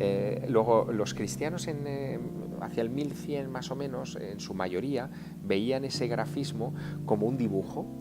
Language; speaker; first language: Spanish; native; Spanish